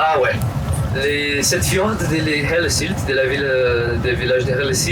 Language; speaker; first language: French; non-native, learner; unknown